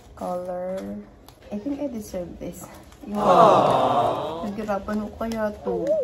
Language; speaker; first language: Filipino; non-native, local second language; Cebuano